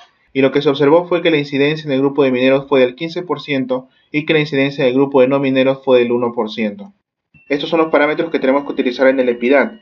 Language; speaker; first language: Spanish; native; Spanish